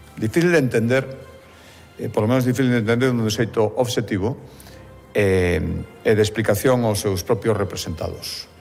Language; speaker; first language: Galician; non-native, local second language; Spanish